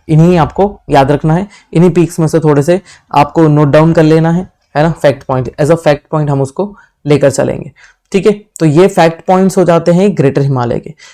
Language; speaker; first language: Hindi; native; Hindi